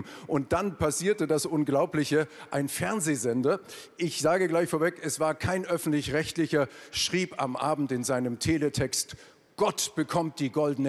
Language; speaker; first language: German; native; German